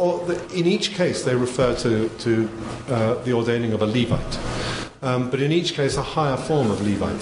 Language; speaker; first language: English; native; English